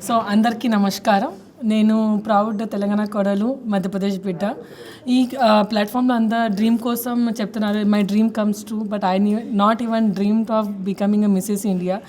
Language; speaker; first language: Telugu; non-native, local second language; Hindi